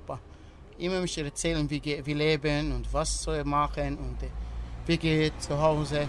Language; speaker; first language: German; non-native, learner; Arabic